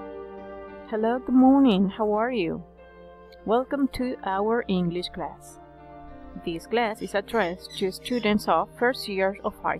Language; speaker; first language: English; non-native, fluent; Spanish